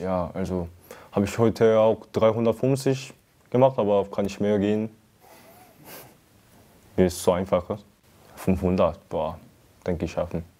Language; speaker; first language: German; non-native, learner; Korean